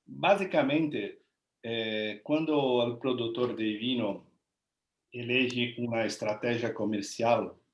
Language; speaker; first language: Spanish; non-native, learner; Portuguese